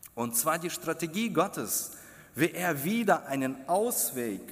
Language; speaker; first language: German; non-native, fluent; Russian